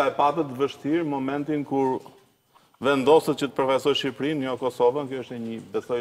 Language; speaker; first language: Albanian; native; Albanian